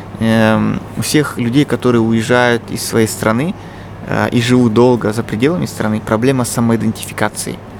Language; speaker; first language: Russian; native; Russian